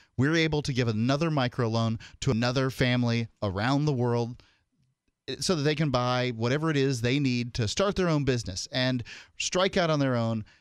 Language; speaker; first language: English; native; English